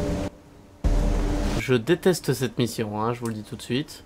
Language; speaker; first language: French; native; French